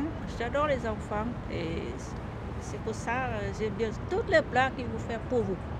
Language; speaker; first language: French; non-native, fluent; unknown